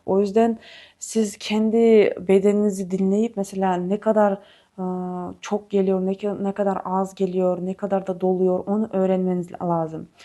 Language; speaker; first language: Turkish; non-native, fluent; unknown